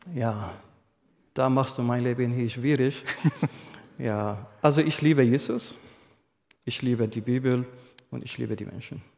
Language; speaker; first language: German; non-native, fluent; Arabic